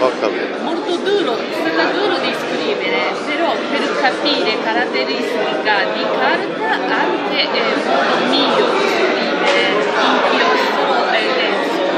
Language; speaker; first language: Italian; non-native, learner; Japanese